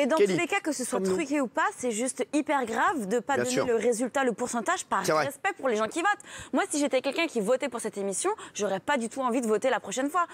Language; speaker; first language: French; native; French